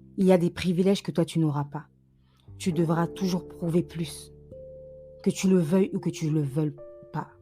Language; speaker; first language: French; native; French